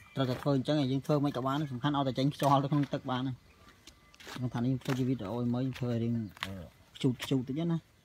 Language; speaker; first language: Khmer; native; Khmer